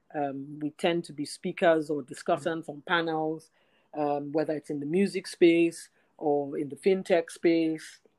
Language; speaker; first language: English; non-native, local second language; Yoruba